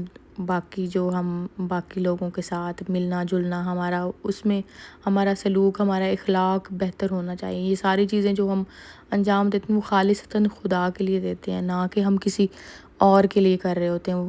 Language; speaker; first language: Urdu; native; Urdu